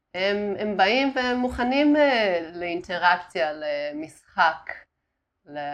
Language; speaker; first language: Hebrew; non-native, fluent; Italian